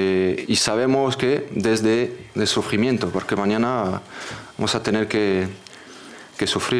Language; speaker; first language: Spanish; non-native, fluent; French